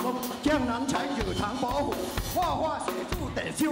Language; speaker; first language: Chinese; early bilingual, heritage; Chinese